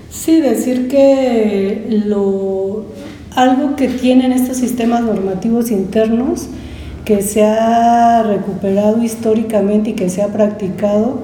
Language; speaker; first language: Spanish; native; Spanish